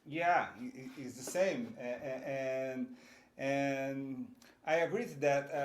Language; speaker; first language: English; non-native, fluent; Portuguese